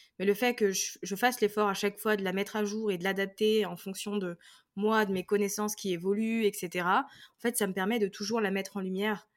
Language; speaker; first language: French; native; French